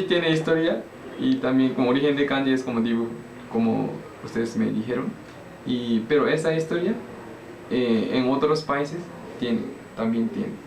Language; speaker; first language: Spanish; non-native, learner; Japanese